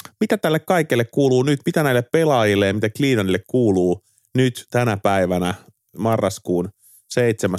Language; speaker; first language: Finnish; native; Finnish